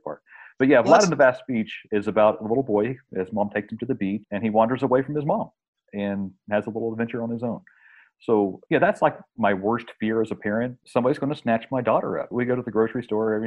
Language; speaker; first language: English; native; English